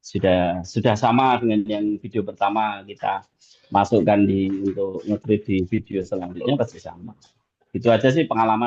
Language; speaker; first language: Indonesian; native; Indonesian